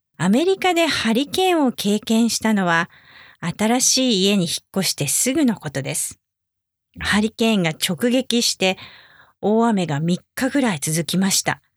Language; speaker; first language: Japanese; native; Japanese